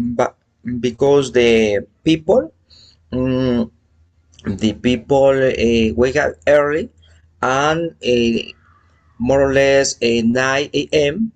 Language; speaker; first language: English; non-native, learner; Spanish